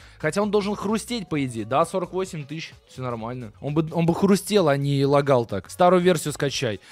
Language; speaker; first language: Russian; native; Russian